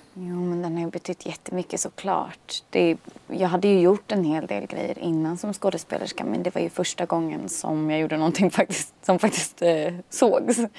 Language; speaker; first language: Swedish; native; Swedish